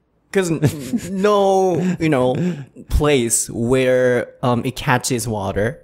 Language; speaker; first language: English; non-native, fluent; Japanese